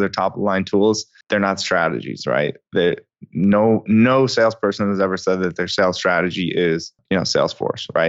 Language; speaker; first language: English; native; English